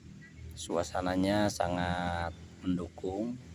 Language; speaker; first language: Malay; non-native, local second language; Sundanese